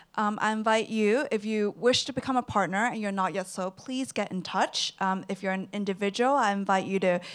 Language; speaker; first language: English; non-native, local second language; Cantonese